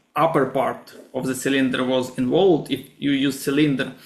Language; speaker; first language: English; non-native, fluent; Ukrainian